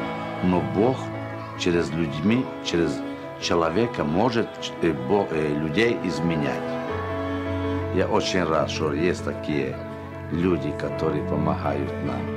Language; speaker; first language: Russian; non-native, local second language; Romany